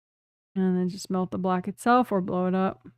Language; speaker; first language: English; native; English